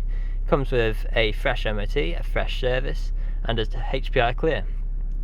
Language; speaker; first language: English; native; English